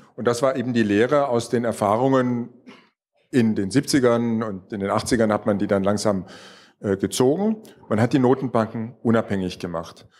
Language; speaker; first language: German; native; German